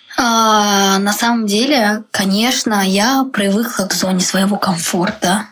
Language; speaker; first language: Russian; non-native, local second language; Tajik